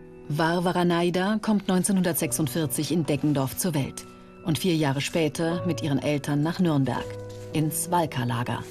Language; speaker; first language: German; native; German